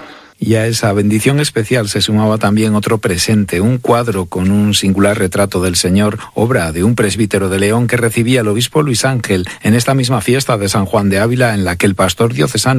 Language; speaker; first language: Spanish; native; Spanish